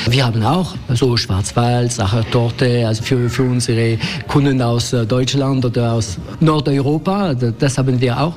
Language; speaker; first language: German; non-native, local second language; French